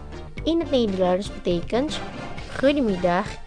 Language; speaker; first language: Dutch; non-native, learner; Indonesian